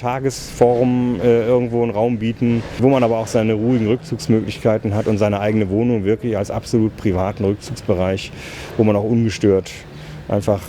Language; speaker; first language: German; native; German